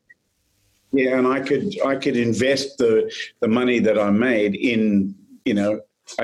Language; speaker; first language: English; native; English